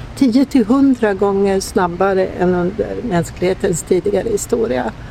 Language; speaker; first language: Swedish; native; Swedish